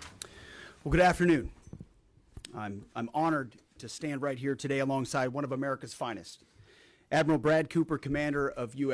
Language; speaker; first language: English; native; English